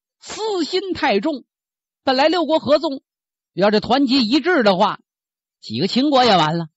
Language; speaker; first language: Chinese; native; Chinese